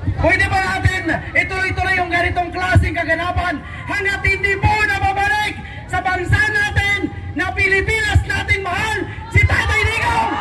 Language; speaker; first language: Filipino; native; Filipino